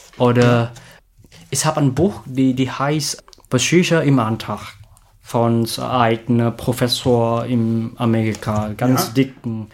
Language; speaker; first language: German; non-native, learner; Vietnamese